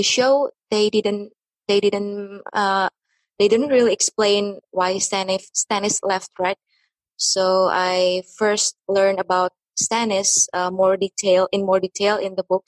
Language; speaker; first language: English; non-native, fluent; Indonesian